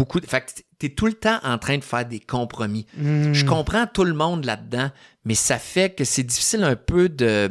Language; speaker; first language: French; native; French